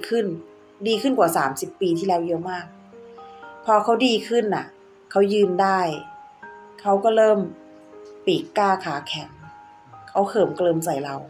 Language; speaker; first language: Thai; native; Thai